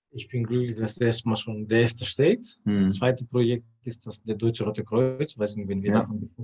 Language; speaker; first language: German; non-native, fluent; Greek